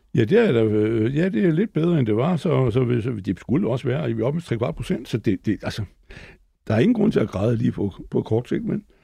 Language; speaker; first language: Danish; native; Danish